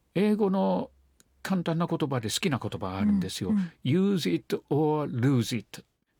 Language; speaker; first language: Japanese; non-native, fluent; English